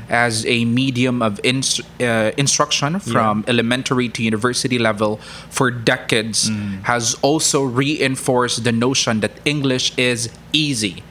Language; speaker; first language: English; non-native, local second language; Cebuano